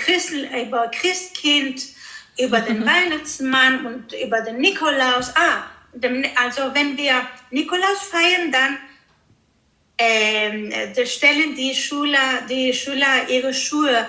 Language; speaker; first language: German; non-native, fluent; Greek